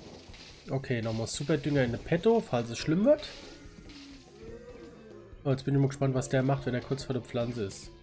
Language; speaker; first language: German; native; German